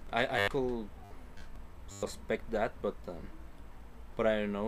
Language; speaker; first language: English; non-native, fluent; Spanish